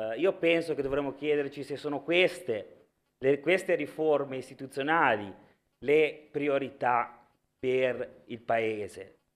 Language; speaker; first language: Italian; native; Italian